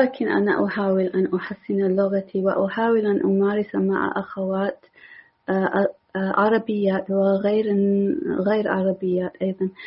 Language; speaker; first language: Arabic; non-native, learner; English